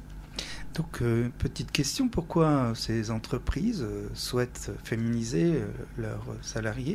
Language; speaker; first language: French; native; French